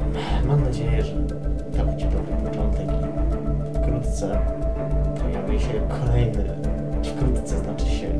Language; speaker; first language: Polish; native; Polish